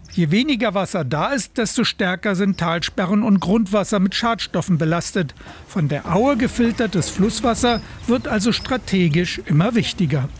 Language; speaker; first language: German; native; German